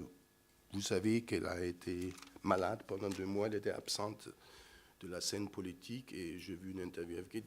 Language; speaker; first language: French; non-native, fluent; German